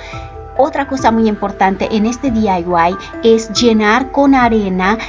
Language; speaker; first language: Spanish; native; Spanish